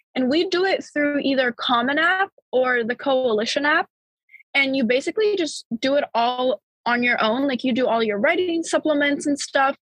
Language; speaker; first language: English; early bilingual, other home language; Bulgarian